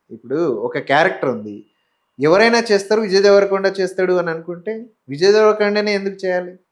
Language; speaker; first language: Telugu; native; Telugu